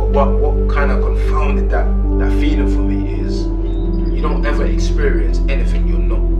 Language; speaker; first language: English; native; English